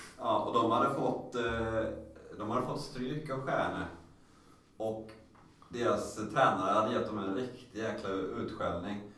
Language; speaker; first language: Swedish; native; Swedish